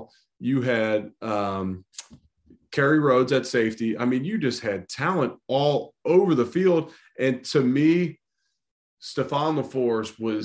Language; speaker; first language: English; native; English